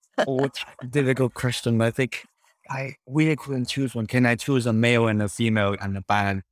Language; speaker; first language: English; non-native, local second language; Cantonese